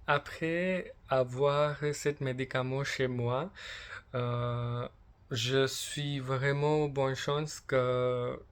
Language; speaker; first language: French; non-native, learner; English